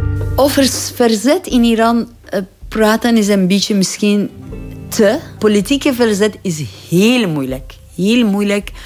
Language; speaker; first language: Dutch; non-native, fluent; Persian